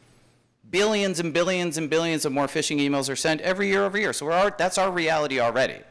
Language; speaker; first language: English; native; English